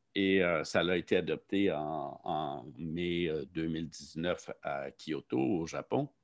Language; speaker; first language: French; native; French